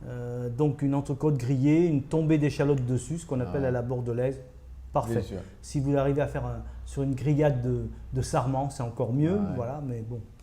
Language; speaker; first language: French; native; French